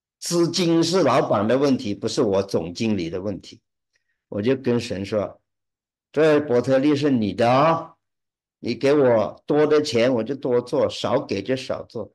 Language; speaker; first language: Chinese; early bilingual, heritage; Chinese